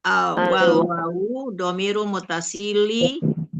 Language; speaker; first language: Arabic; non-native, learner; Indonesian